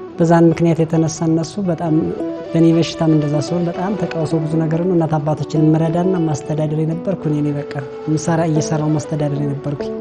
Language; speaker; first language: Amharic; native; Amharic